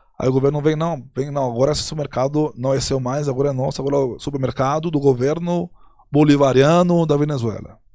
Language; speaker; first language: Portuguese; non-native, fluent; Spanish